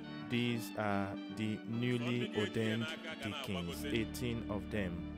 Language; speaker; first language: English; non-native, local second language; Igbo